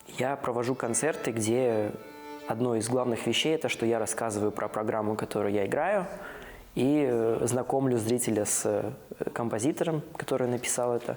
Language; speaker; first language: Russian; early bilingual, heritage; Russian